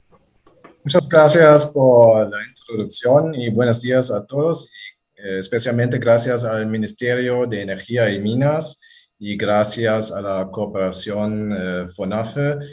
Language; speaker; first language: Spanish; non-native, fluent; German